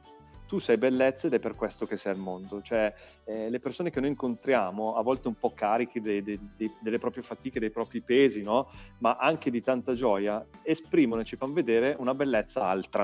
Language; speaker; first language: Italian; native; Italian